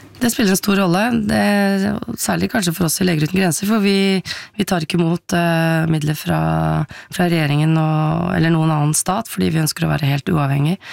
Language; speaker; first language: Norwegian; native; Norwegian